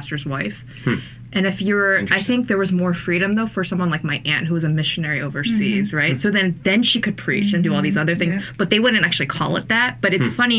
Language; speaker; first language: English; native; English